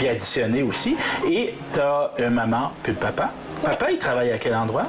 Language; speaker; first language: French; native; French